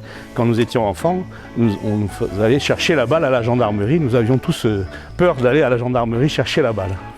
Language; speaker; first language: French; native; French